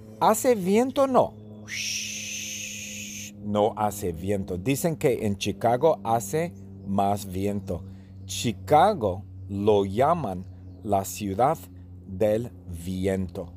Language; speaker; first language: Spanish; early bilingual, heritage; Spanish